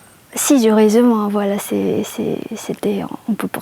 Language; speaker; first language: French; non-native, fluent; Korean